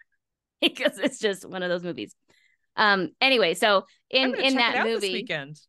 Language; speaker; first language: English; native; English